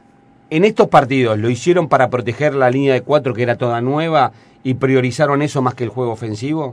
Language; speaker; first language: Spanish; native; Spanish